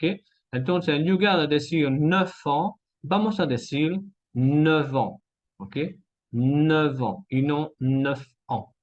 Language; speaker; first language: Spanish; non-native, fluent; French